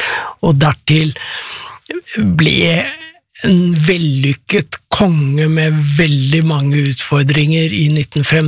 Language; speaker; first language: Norwegian; native; Norwegian